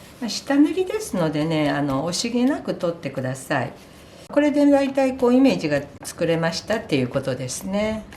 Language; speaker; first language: Japanese; native; Japanese